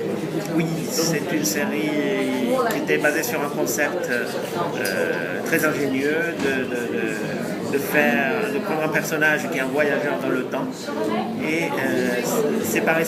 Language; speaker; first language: French; non-native, fluent; Spanish